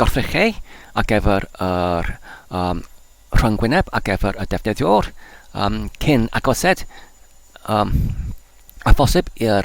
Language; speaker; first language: Welsh; non-native, learner; Polish